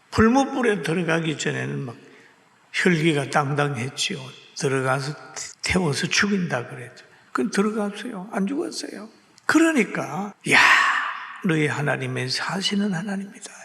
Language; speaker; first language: Korean; native; Korean